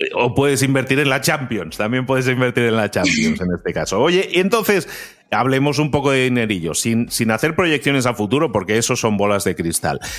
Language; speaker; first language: Spanish; native; Spanish